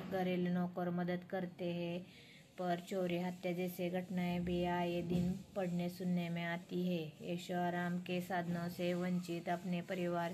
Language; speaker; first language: Hindi; non-native, local second language; Marathi